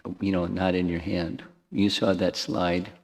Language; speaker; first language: English; native; English